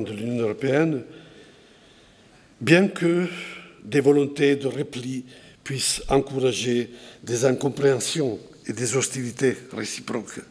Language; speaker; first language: French; non-native, fluent; Italian